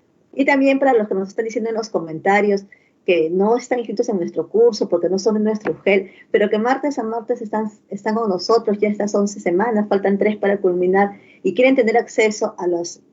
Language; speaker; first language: Spanish; native; Spanish